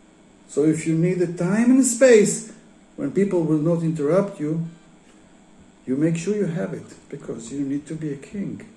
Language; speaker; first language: English; non-native, fluent; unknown